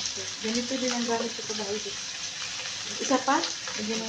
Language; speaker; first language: Filipino; non-native, local second language; Cebuano